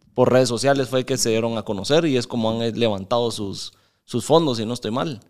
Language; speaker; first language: Spanish; native; Spanish